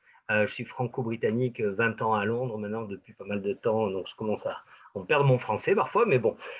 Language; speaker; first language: French; native; French